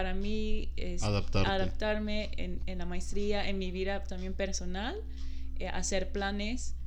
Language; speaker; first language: Spanish; non-native, fluent; Dutch